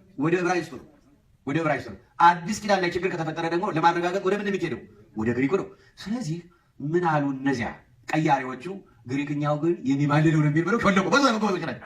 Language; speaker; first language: Amharic; native; Amharic